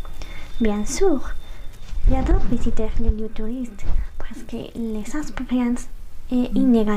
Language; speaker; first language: French; non-native, learner; Spanish